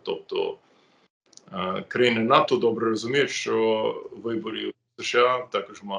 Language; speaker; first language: Ukrainian; non-native, fluent; English